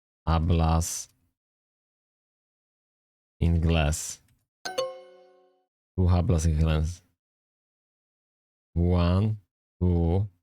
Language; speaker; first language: Spanish; non-native, learner; English